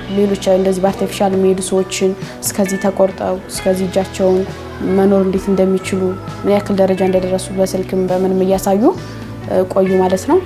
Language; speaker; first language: Amharic; native; Amharic